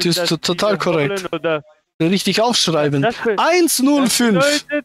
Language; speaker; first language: German; native; German